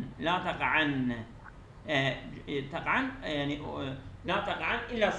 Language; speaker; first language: Arabic; non-native, fluent; Turkish